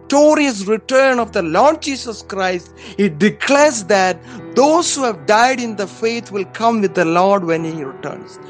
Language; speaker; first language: English; non-native, local second language; Malayalam